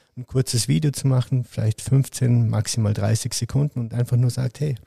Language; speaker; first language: German; early bilingual, other home language; Arabic